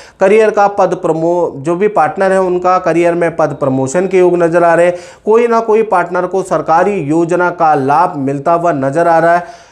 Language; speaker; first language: Hindi; native; Hindi